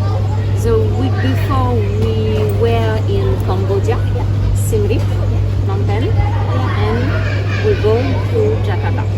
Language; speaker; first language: English; non-native, learner; French